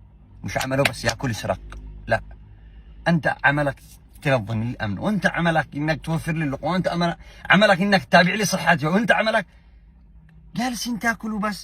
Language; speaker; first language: Arabic; native; Arabic